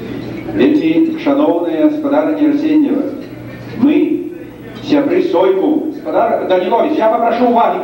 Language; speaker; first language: Belarusian; native; Belarusian